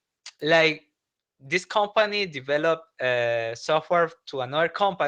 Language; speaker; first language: English; non-native, learner; Spanish